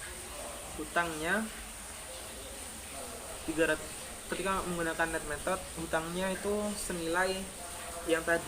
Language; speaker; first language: Indonesian; native; Indonesian